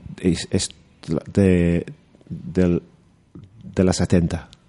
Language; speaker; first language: Spanish; non-native, learner; English